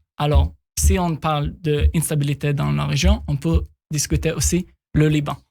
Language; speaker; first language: French; non-native, fluent; Hebrew